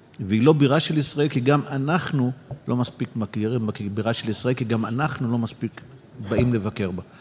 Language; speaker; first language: Hebrew; native; Hebrew